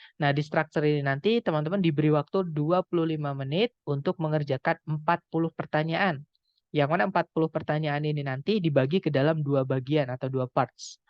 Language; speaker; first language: Indonesian; non-native, local second language; Javanese